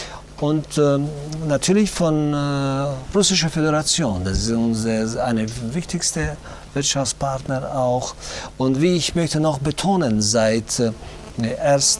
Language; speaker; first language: German; non-native, fluent; Tajik